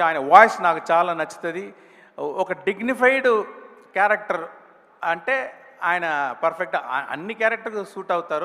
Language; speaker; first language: Telugu; non-native, fluent; Tamil